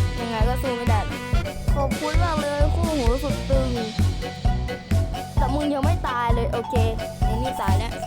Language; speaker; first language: Thai; native; Thai